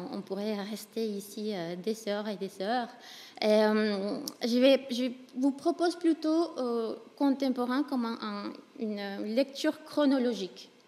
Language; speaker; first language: French; non-native, fluent; Spanish